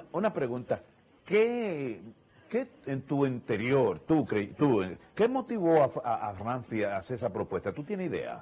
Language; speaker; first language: Spanish; native; Spanish